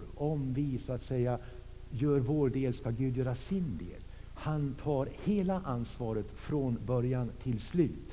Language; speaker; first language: Swedish; native; Swedish